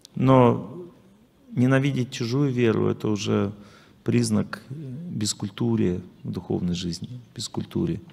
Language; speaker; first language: Russian; native; Russian